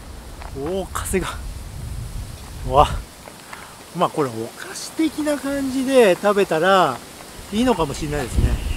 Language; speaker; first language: Japanese; native; Japanese